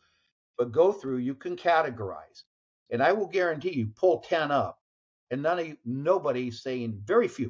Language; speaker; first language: English; native; English